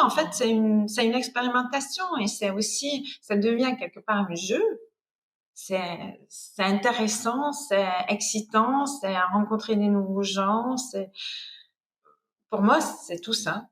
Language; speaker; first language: French; non-native, fluent; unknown